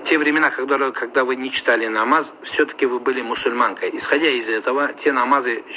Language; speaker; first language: Russian; non-native, local second language; Kazakh